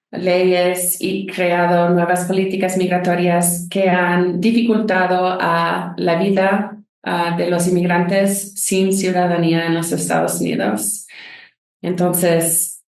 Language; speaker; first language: Spanish; non-native, fluent; English